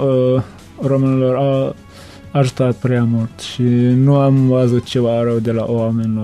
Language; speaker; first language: Romanian; non-native, learner; Turkmen